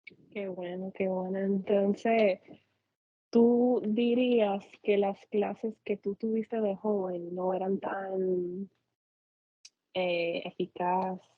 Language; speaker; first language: Spanish; non-native, fluent; English